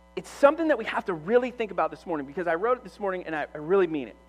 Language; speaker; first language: English; native; English